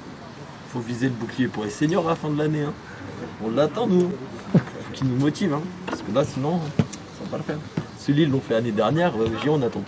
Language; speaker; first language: French; native; French